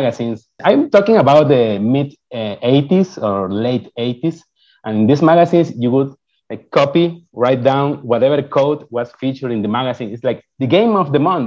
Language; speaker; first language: English; non-native, fluent; Spanish